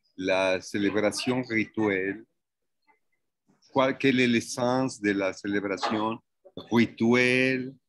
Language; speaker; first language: French; non-native, fluent; Spanish